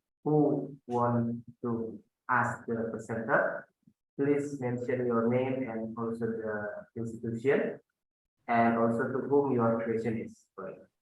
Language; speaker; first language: English; non-native, fluent; Indonesian